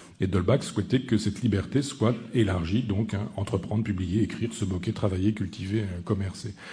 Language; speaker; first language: French; native; French